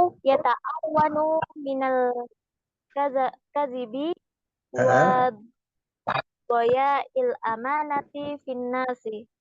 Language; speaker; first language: Arabic; non-native, learner; Indonesian